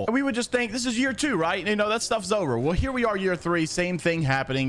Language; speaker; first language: English; native; English